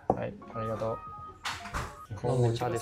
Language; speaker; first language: Japanese; non-native, learner; Chinese